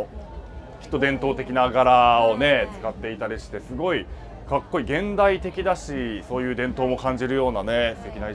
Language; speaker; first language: Japanese; native; Japanese